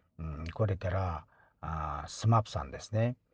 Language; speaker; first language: Japanese; non-native, fluent; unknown